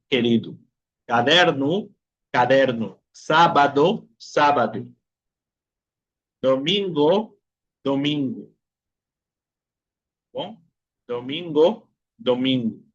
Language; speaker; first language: Portuguese; non-native, fluent; Spanish